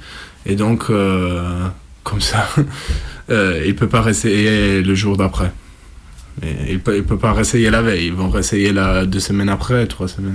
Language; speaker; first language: French; non-native, fluent; Italian